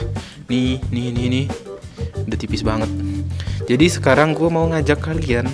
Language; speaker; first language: Indonesian; native; Indonesian